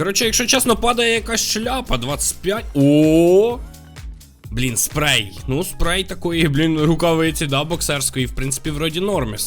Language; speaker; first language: Ukrainian; non-native, local second language; Russian